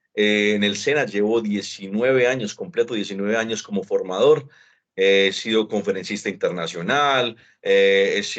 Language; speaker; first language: Spanish; native; Spanish